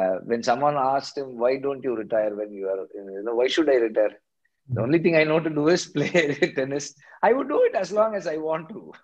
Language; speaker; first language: English; non-native, local second language; Tamil